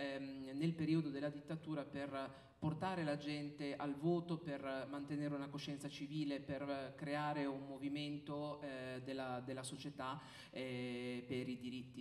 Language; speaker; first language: Italian; native; Italian